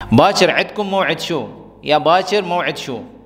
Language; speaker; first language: Arabic; non-native, fluent; Urdu